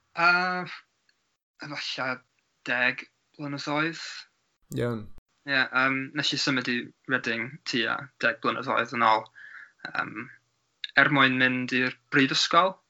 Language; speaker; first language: Welsh; non-native, learner; English